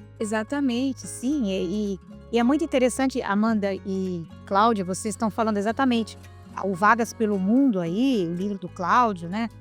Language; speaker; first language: Portuguese; native; Portuguese